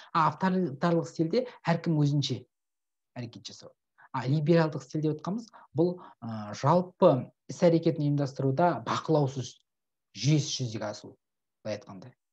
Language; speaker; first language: Kazakh; native; Kazakh